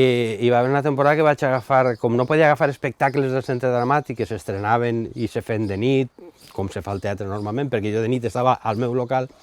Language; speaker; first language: Catalan; native; Catalan